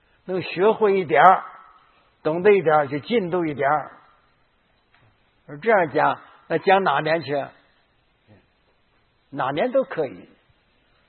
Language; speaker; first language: Chinese; native; Chinese